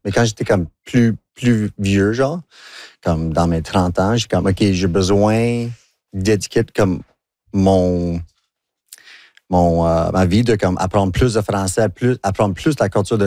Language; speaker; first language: French; non-native, local second language; English